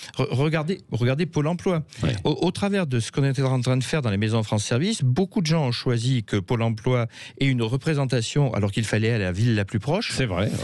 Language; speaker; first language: French; native; French